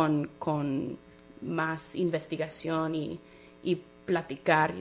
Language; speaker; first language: Spanish; non-native, fluent; English